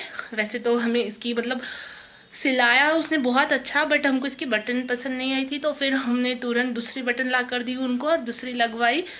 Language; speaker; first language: Hindi; native; Hindi